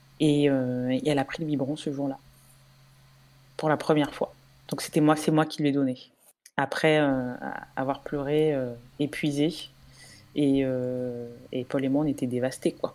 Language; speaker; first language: French; native; French